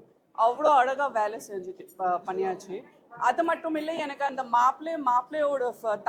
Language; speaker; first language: Tamil; non-native, fluent; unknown